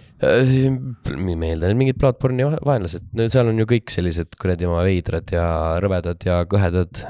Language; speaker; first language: Estonian; native; Estonian